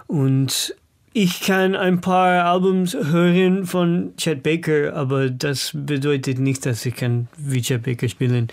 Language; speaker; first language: German; non-native, learner; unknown